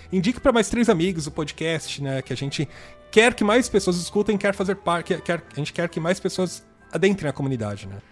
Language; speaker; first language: Portuguese; native; Portuguese